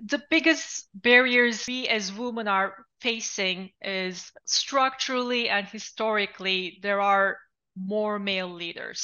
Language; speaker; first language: English; non-native, fluent; Turkish